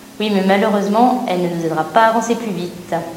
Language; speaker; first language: French; native; French